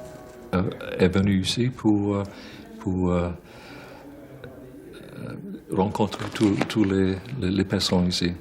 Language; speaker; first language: French; non-native, learner; English